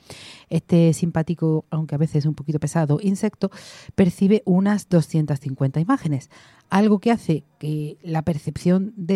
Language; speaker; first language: Spanish; native; Spanish